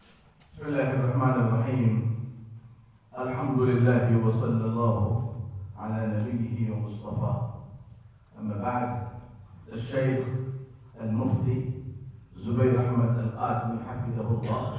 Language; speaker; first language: Arabic; non-native, fluent; Urdu